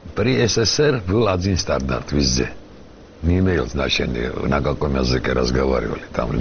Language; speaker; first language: Ukrainian; non-native, learner; Georgian